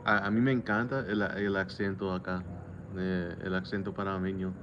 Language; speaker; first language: Spanish; non-native, fluent; English